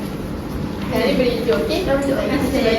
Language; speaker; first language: Malay; native; Malay